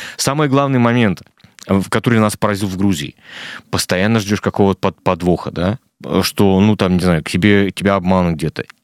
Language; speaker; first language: Russian; native; Russian